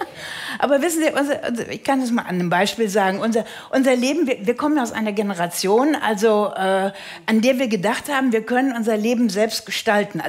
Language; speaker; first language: German; native; German